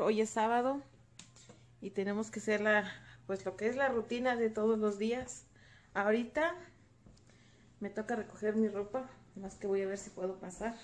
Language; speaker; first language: Spanish; native; Spanish